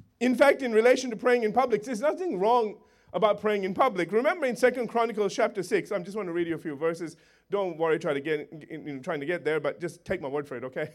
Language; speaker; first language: English; native; English